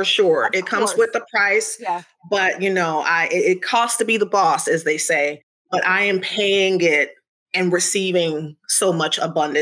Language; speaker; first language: English; native; English